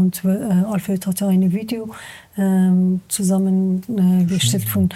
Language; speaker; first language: German; non-native, learner; Persian